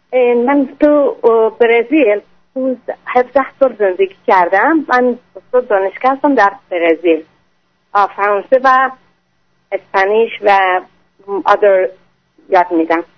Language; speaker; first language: Persian; non-native, fluent; French